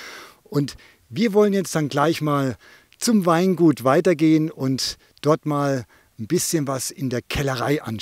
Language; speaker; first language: German; native; German